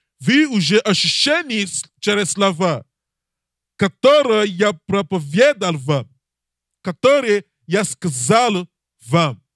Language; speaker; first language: Russian; non-native, learner; English